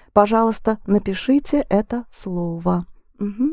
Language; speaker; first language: Russian; non-native, fluent; English